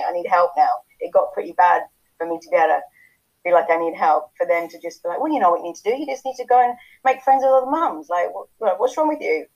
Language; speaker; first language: English; native; English